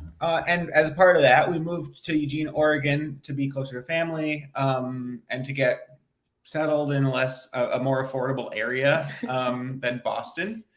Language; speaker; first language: English; native; English